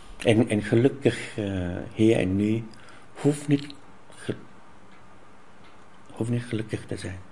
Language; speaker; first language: Dutch; non-native, fluent; Vietnamese